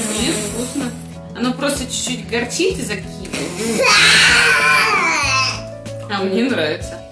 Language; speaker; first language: Russian; native; Russian